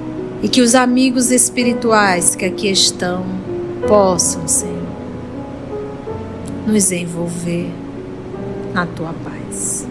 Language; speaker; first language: Portuguese; native; Portuguese